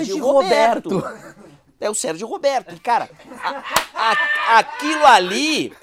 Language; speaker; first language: Portuguese; native; Portuguese